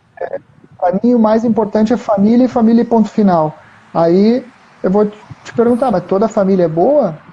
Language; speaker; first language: Portuguese; native; Portuguese